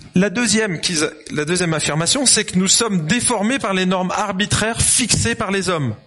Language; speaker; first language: French; native; French